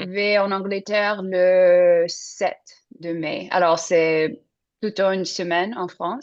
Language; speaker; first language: French; non-native, learner; English